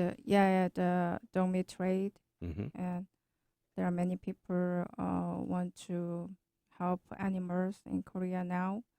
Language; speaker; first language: English; non-native, learner; Korean